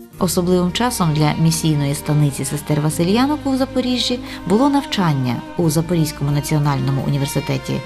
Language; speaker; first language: Ukrainian; native; Ukrainian